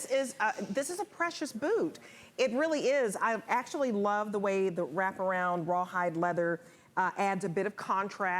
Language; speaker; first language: English; native; English